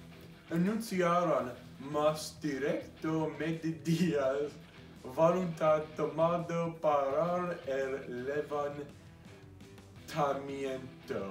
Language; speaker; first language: Spanish; non-native, learner; English